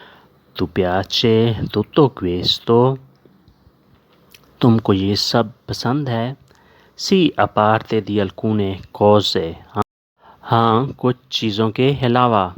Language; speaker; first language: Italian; non-native, learner; Urdu